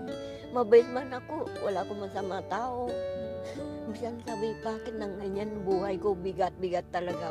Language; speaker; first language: Filipino; non-native, learner; Vietnamese